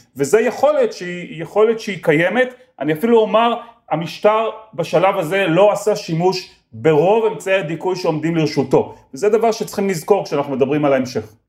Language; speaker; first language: Hebrew; native; Hebrew